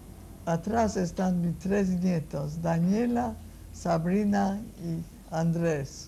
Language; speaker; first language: Spanish; non-native, fluent; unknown